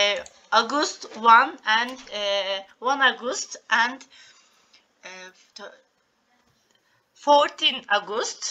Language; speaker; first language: English; non-native, learner; Turkish